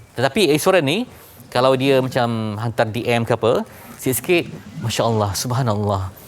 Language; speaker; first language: Malay; native; Malay